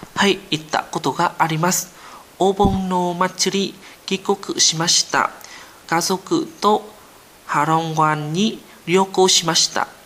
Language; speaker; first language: Japanese; non-native, learner; Vietnamese